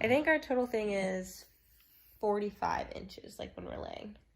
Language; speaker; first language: English; native; English